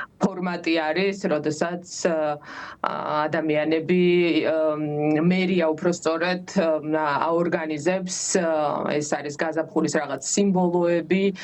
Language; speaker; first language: Georgian; non-native, local second language; Azerbaijani